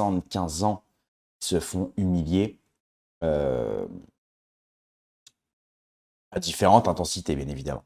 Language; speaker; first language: French; native; French